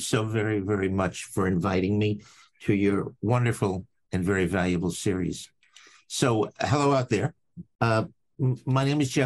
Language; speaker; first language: English; native; English